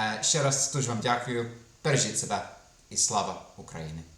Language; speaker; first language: Ukrainian; non-native, fluent; English